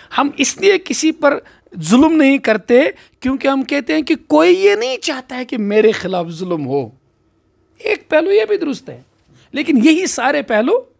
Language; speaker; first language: Urdu; non-native, local second language; Kashmiri